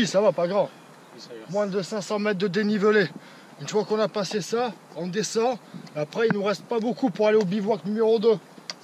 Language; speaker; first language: French; native; French